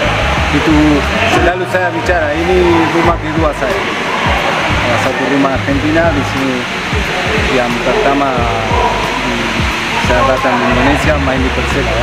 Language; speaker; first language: Indonesian; non-native, fluent; Spanish